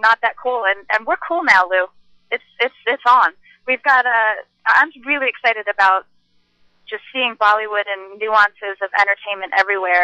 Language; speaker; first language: English; native; English